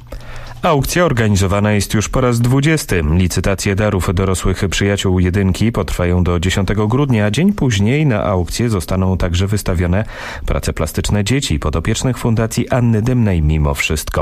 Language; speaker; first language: Polish; native; Polish